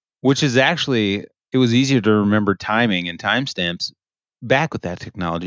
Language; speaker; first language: English; early bilingual, other home language; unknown